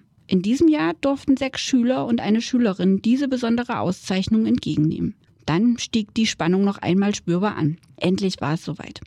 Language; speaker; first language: German; native; German